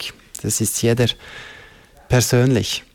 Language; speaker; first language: German; non-native, local second language; French